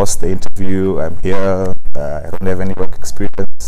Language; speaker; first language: English; non-native, local second language; Shona